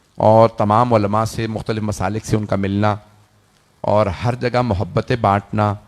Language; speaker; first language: Urdu; early bilingual, heritage; Urdu